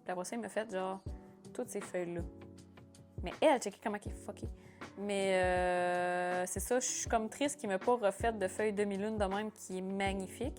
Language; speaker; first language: French; native; French